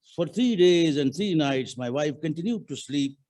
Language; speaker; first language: English; non-native, local second language; Marathi